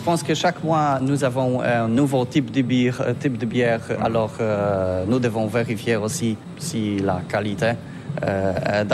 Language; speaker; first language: French; non-native, learner; Polish